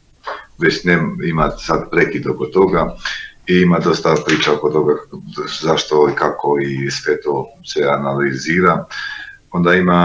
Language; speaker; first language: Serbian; non-native, local second language; Albanian